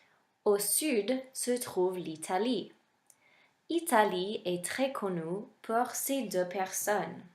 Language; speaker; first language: French; non-native, fluent; English